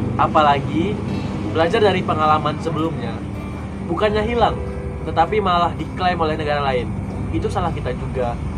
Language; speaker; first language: Indonesian; native; Indonesian